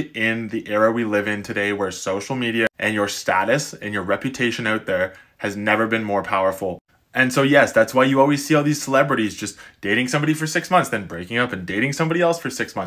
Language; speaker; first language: English; native; English